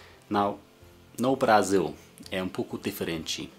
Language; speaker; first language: Portuguese; non-native, learner; English